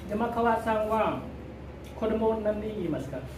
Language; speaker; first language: Japanese; non-native, learner; Thai